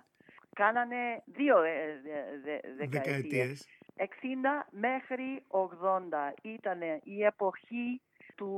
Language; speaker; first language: Greek; non-native, fluent; English